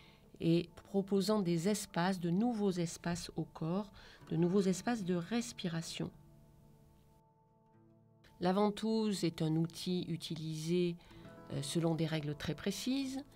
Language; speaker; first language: French; native; French